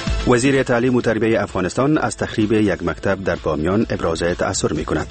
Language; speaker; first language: Persian; native; Persian